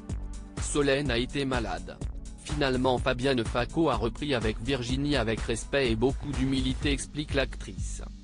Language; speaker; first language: French; native; French